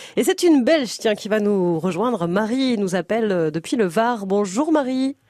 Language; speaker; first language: French; native; French